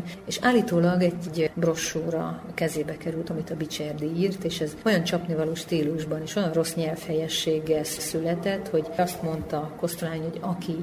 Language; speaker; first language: Hungarian; native; Hungarian